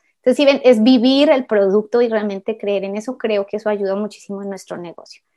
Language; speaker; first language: Spanish; native; Spanish